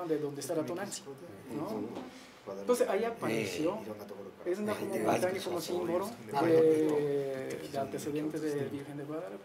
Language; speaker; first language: Spanish; non-native, learner; Japanese